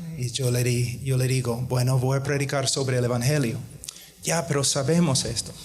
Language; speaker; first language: Spanish; non-native, fluent; English